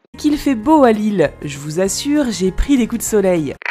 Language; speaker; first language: French; native; French